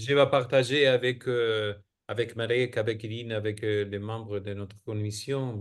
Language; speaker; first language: French; non-native, fluent; Spanish